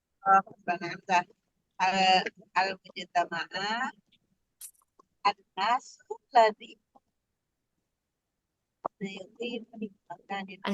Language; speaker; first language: Arabic; non-native, learner; Indonesian